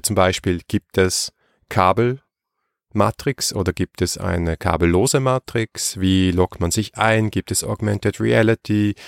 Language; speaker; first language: German; native; German